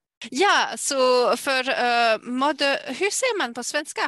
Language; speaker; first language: Swedish; non-native, fluent; French